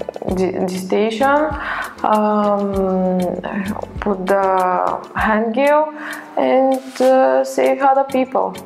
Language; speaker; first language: English; non-native, learner; Bulgarian